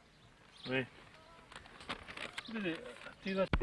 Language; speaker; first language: French; non-native, fluent; Macedonian